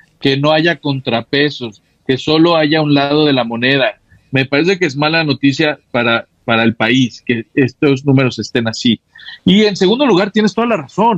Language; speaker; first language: Spanish; native; Spanish